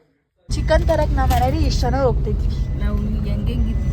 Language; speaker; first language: Kannada; native; Kannada